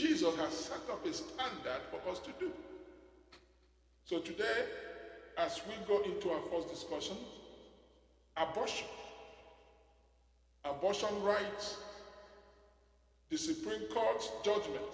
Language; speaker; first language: English; non-native, local second language; Igbo